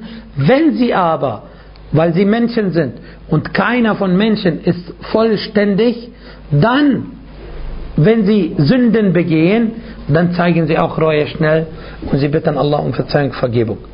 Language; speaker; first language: German; non-native, fluent; Arabic